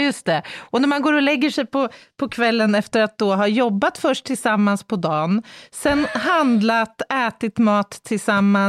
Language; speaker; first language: Swedish; native; Swedish